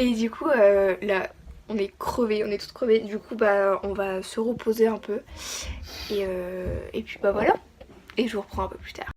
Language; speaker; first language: French; native; French